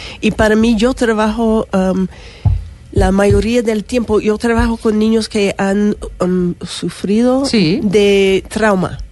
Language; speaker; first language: Spanish; non-native, learner; English